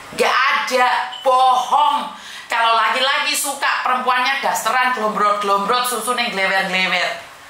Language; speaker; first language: Indonesian; non-native, local second language; Javanese